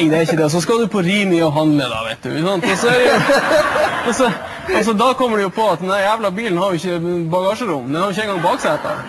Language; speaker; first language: Norwegian; native; Norwegian